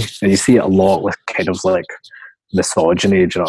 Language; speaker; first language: English; native; English